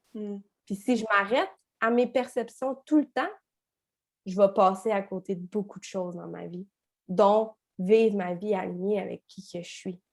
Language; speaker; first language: French; native; French